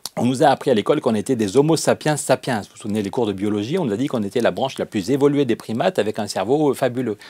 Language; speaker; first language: French; native; French